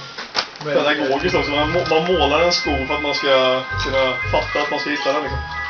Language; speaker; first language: Swedish; native; Swedish